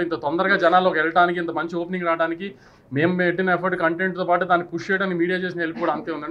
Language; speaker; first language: Telugu; native; Telugu